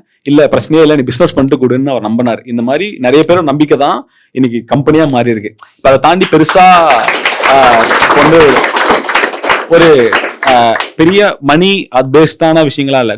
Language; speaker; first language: Tamil; native; Tamil